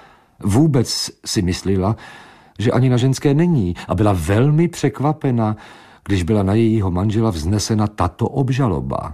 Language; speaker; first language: Czech; native; Czech